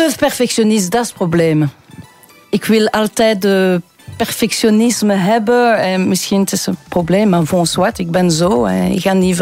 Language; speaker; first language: Dutch; non-native, local second language; French